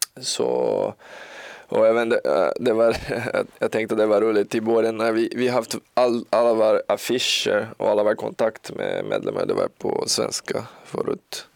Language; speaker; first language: Swedish; non-native, learner; Portuguese